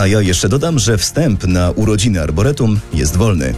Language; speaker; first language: Polish; native; Polish